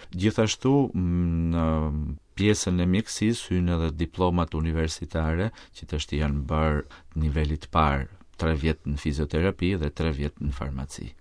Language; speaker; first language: Albanian; native; Albanian